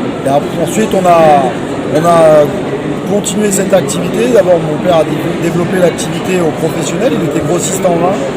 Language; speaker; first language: French; native; French